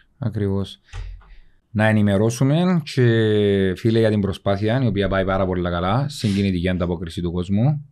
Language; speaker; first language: Greek; native; Greek